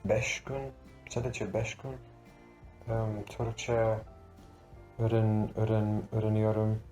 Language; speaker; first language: Turkish; non-native, learner; English